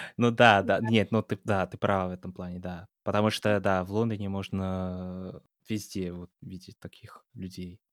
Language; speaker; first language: Russian; non-native, fluent; English